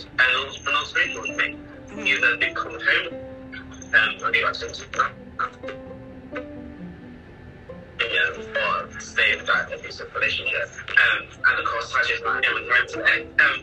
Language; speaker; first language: English; native; English